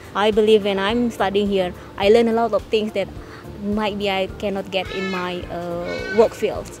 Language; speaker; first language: English; non-native, fluent; Indonesian